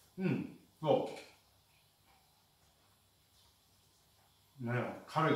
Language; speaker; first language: Japanese; native; Japanese